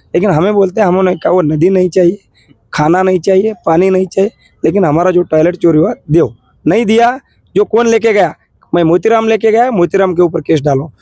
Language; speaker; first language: Hindi; non-native, local second language; Kannada